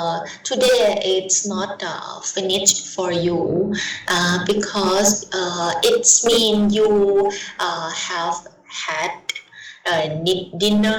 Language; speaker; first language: English; non-native, learner; Thai